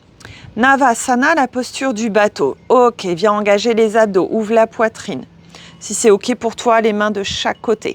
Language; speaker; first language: French; native; French